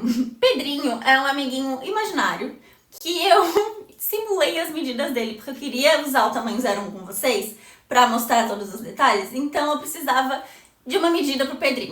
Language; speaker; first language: Portuguese; native; Portuguese